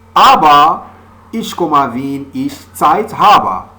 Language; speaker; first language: German; non-native, fluent; French